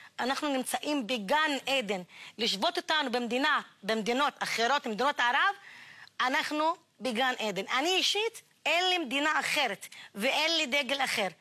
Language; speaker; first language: Hebrew; non-native, local second language; Arabic